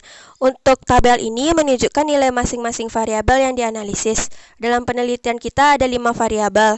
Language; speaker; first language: Indonesian; native; Indonesian